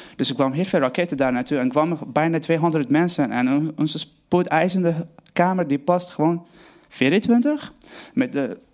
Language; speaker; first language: Dutch; non-native, fluent; Arabic